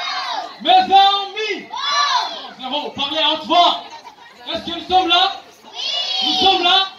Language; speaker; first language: French; non-native, local second language; Kinyarwanda